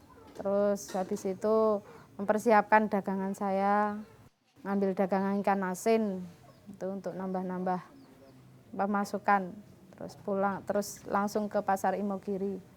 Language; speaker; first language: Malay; non-native, local second language; Javanese